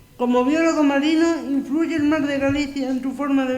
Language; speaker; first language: Spanish; native; Spanish